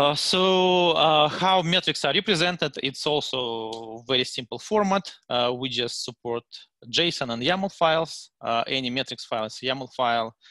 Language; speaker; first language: English; non-native, fluent; Russian